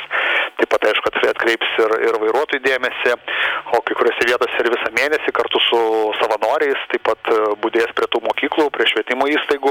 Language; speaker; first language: Lithuanian; native; Lithuanian